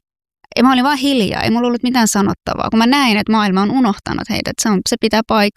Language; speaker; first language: Finnish; non-native, fluent; Persian